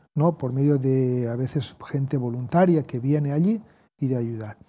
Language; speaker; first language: Spanish; native; Spanish